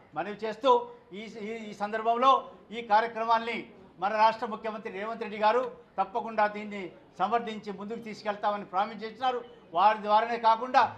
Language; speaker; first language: Telugu; non-native, local second language; Lambadi